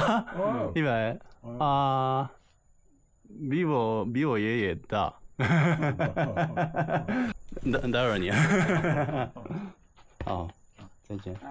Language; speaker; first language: Chinese; non-native, learner; Japanese